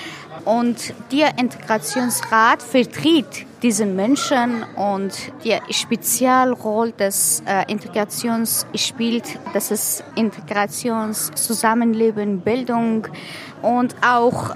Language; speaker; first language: German; non-native, learner; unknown